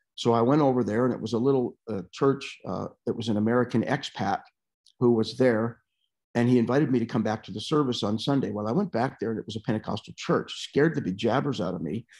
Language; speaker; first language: English; native; English